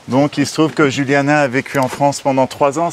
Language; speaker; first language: French; native; French